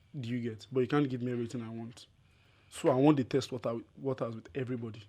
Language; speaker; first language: Nigerian Pidgin; non-native, local second language; Yoruba